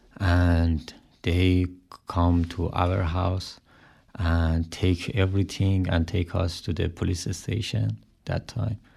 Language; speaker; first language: English; non-native, learner; Persian